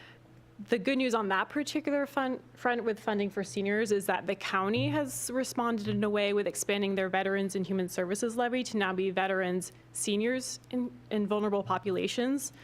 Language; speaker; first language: English; native; English